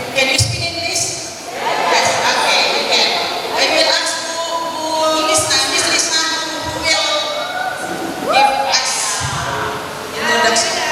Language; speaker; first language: English; non-native, fluent; Indonesian